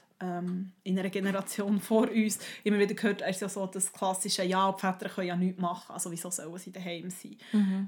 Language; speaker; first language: German; native; German